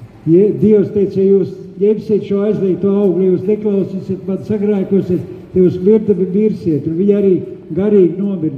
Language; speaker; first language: Latvian; non-native, local second language; Russian